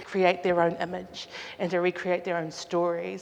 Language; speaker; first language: English; native; English